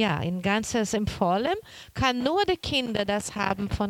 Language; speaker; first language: German; non-native, learner; Portuguese